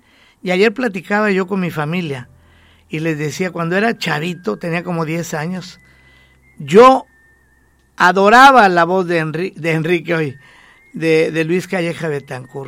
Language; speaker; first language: Spanish; native; Spanish